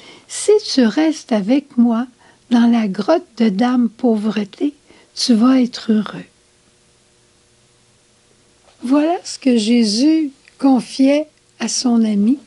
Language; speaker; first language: French; native; French